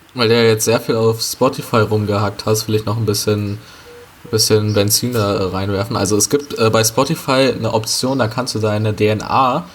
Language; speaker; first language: German; early bilingual, other home language; Turkish